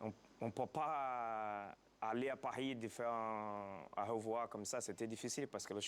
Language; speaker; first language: French; non-native, fluent; Portuguese